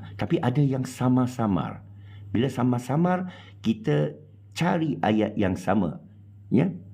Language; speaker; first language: Malay; non-native, local second language; Chinese